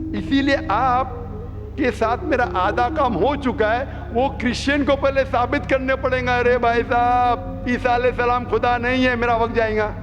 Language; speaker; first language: Hindi; non-native, local second language; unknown